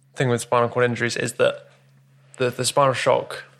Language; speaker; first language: English; native; English